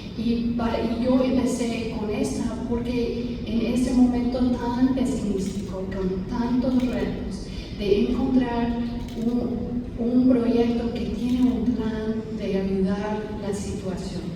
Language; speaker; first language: Spanish; non-native, fluent; English